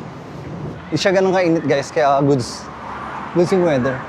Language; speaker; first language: Filipino; native; Filipino